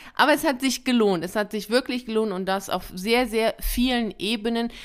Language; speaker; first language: German; early bilingual, other home language; Persian